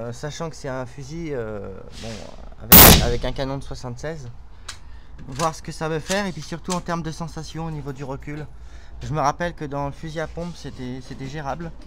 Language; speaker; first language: French; native; French